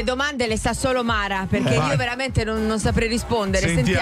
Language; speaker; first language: Italian; native; Italian